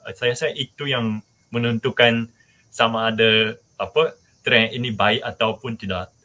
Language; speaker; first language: Malay; non-native, fluent; Japanese